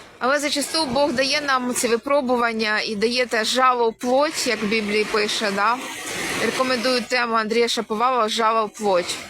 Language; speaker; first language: Ukrainian; native; Ukrainian